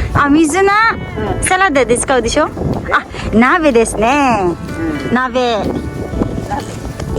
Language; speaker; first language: Japanese; non-native, learner; Filipino